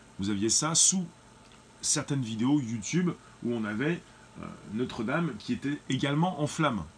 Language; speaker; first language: French; native; French